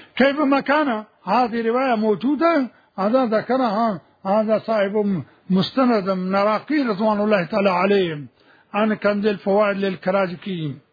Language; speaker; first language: Arabic; non-native, fluent; Urdu